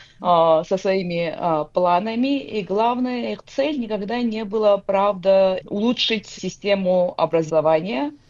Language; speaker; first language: Russian; non-native, local second language; Georgian